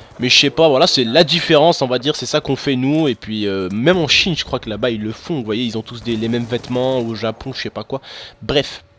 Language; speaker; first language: French; non-native, local second language; Arabic